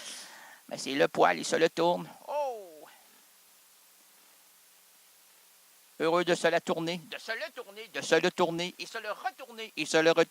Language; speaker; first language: French; native; French